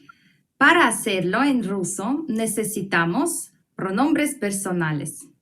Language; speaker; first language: Spanish; non-native, fluent; Russian